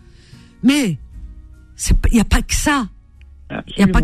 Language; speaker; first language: French; native; French